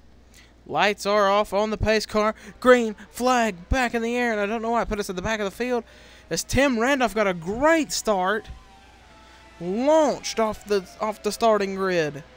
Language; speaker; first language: English; native; English